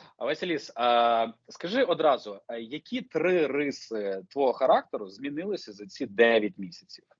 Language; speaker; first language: Ukrainian; native; Ukrainian